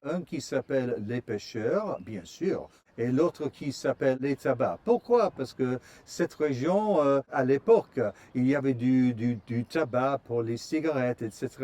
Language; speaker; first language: French; non-native, fluent; English